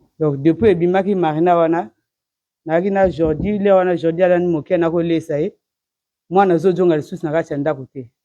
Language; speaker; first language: Lingala; native; Lingala